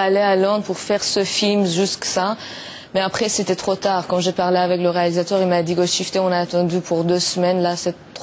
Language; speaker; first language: French; non-native, learner; Persian